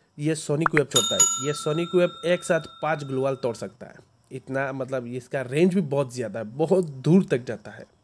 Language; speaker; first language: Hindi; native; Hindi